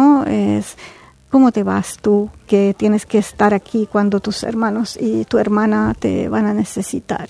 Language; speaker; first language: Spanish; non-native, fluent; Arabic